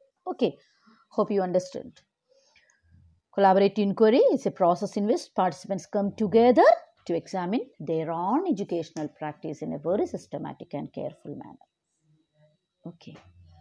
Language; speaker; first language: English; non-native, local second language; Malayalam